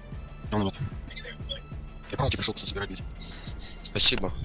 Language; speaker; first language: Russian; native; Russian